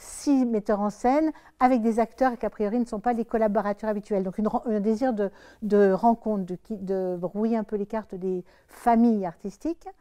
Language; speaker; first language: French; native; French